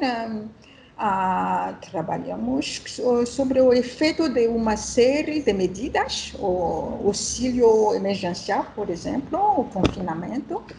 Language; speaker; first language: Portuguese; non-native, learner; French